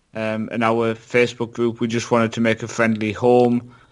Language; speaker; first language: English; native; English